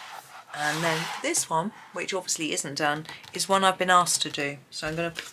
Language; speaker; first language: English; native; English